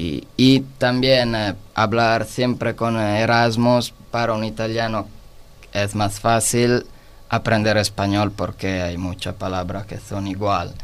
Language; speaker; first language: Spanish; non-native, learner; Italian